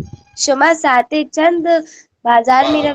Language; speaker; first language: Persian; non-native, learner; Urdu